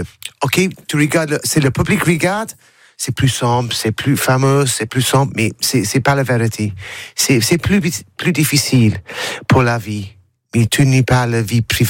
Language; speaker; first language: French; non-native, learner; English